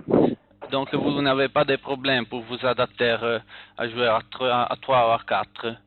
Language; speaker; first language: French; non-native, learner; Italian